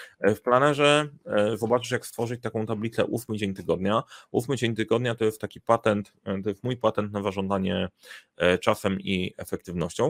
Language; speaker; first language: Polish; native; Polish